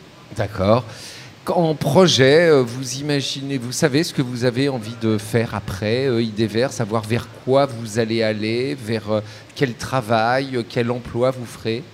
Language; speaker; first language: French; native; French